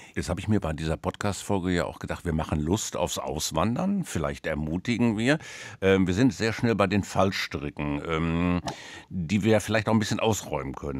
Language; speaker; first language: German; native; German